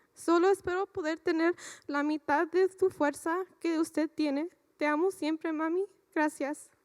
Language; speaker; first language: Spanish; early bilingual, heritage; Spanish